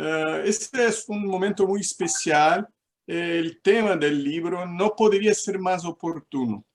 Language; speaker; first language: Spanish; non-native, fluent; Portuguese